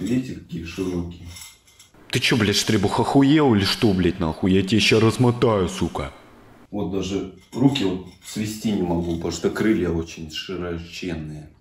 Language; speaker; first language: Russian; native; Russian